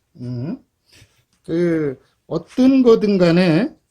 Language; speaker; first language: Korean; native; Korean